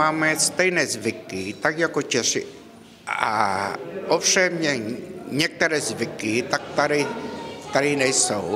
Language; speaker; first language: Czech; non-native, fluent; Vietnamese